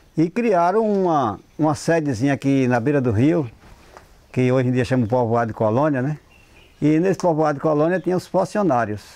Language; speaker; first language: Portuguese; native; Portuguese